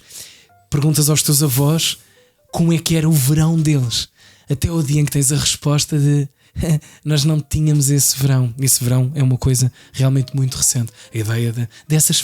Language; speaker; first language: Portuguese; native; Portuguese